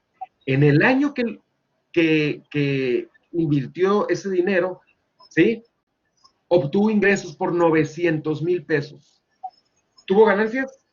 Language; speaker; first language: Spanish; native; Spanish